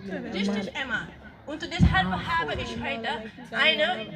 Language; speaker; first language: German; non-native, learner; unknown